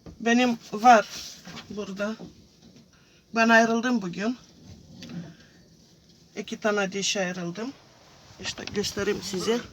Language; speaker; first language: Turkish; non-native, fluent; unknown